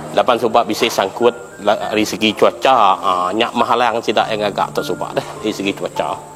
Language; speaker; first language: Malay; non-native, local second language; Iban